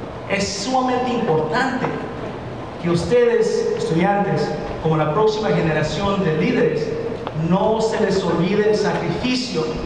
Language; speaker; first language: Spanish; early bilingual, heritage; Spanish